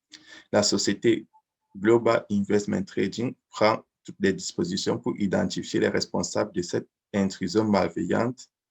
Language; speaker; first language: French; native; French